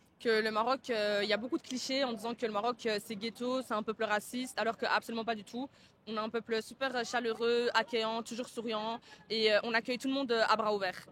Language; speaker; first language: French; early bilingual, other home language; Arabic